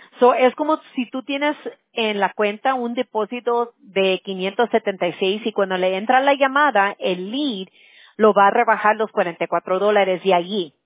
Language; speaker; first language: Spanish; early bilingual, heritage; Spanish